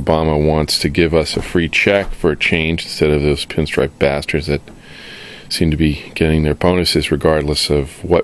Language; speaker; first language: English; native; English